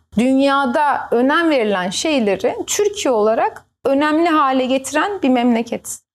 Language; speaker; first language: Turkish; native; Turkish